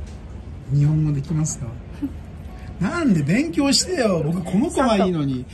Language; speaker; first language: Japanese; native; Japanese